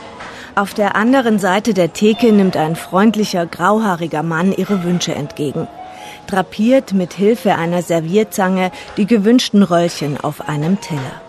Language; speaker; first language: German; native; German